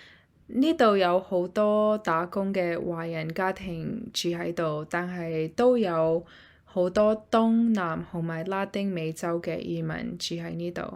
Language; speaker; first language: Cantonese; early bilingual, heritage; Cantonese